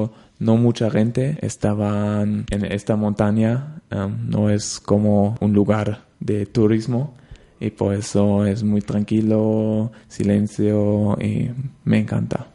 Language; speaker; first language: Spanish; non-native, learner; German